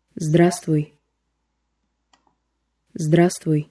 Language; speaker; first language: Russian; non-native, fluent; Korean